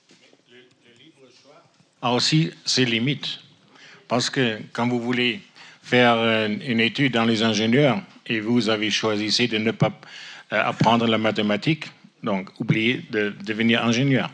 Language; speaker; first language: French; non-native, fluent; German